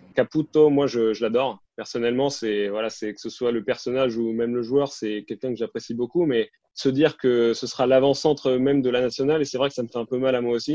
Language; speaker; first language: French; native; French